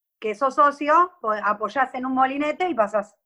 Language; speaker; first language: Spanish; native; Spanish